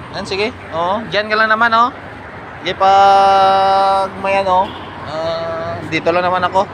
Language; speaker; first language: Filipino; non-native, local second language; Hiligaynon